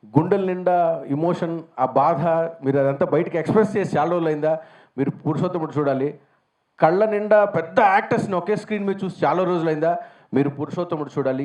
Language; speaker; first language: Telugu; native; Telugu